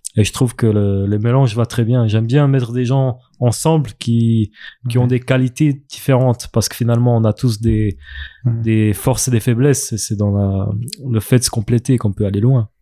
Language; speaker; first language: French; native; French